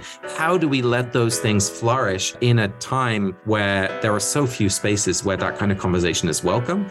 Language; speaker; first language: English; early bilingual, other home language; Dutch